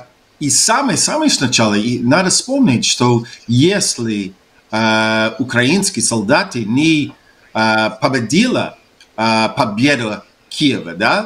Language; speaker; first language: Russian; non-native, fluent; English